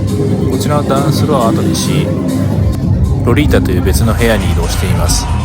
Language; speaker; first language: Japanese; native; Japanese